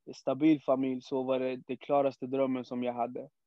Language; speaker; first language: Swedish; early bilingual, other home language; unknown